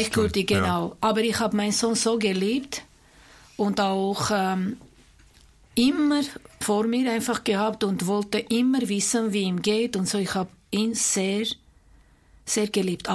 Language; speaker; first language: German; non-native, fluent; Armenian